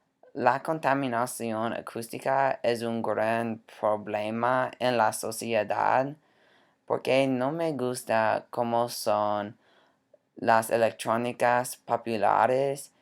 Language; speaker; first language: Spanish; non-native, learner; English